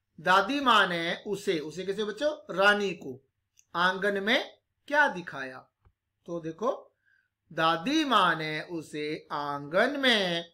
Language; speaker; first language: Hindi; non-native, local second language; Punjabi